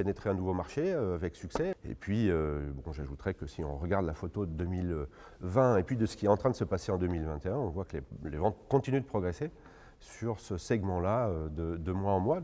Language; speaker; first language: French; native; French